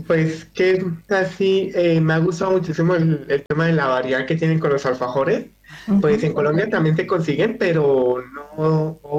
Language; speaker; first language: Spanish; native; Spanish